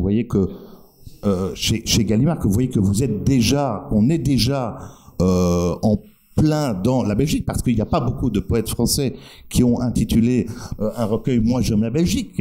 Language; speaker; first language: French; native; French